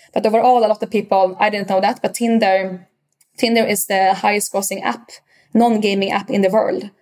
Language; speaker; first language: English; non-native, fluent; Swedish